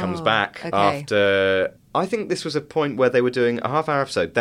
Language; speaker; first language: English; native; English